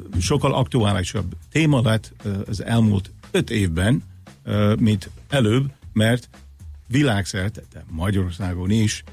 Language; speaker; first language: Hungarian; non-native, fluent; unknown